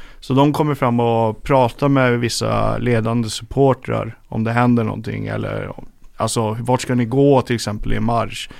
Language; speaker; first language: Swedish; native; Swedish